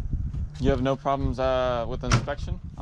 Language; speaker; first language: English; native; English